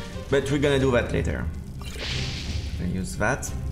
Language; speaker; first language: English; non-native, fluent; French